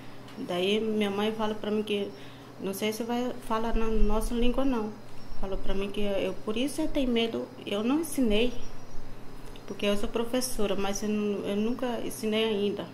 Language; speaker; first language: Portuguese; non-native, local second language; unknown